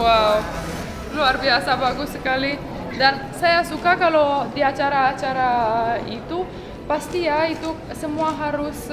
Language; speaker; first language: Indonesian; non-native, fluent; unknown